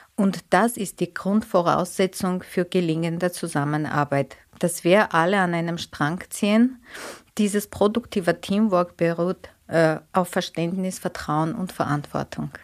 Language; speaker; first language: German; non-native, fluent; Armenian